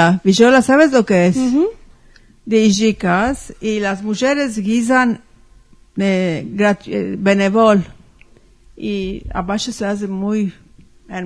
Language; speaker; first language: Spanish; early bilingual, heritage; Ladino